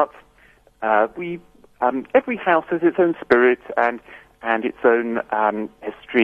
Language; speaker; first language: English; native; English